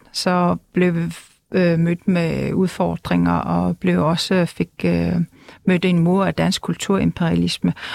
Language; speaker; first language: Danish; non-native, local second language; Kalaallisut